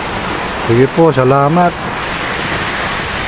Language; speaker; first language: Filipino; native; Filipino